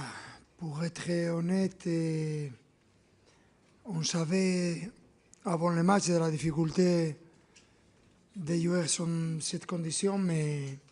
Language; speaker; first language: French; non-native, fluent; Spanish